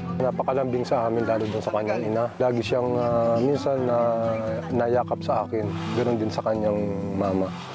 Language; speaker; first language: Filipino; native; Filipino